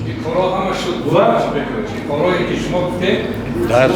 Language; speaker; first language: Persian; native; Persian